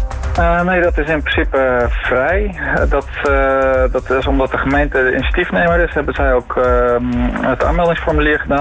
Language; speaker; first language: Dutch; native; Dutch